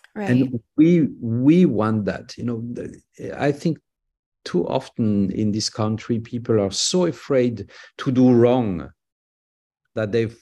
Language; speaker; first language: English; non-native, fluent; French